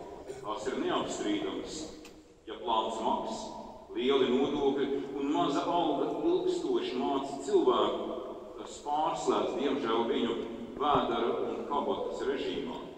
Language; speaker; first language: Latvian; native; Latvian